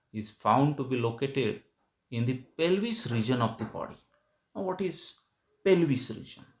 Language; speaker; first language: English; non-native, local second language; Marathi